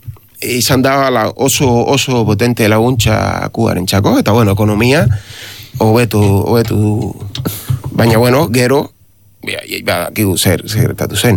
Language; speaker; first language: Basque; non-native, learner; Spanish